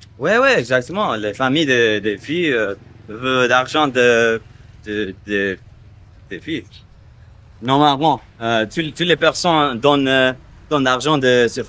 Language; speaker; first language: French; non-native, learner; English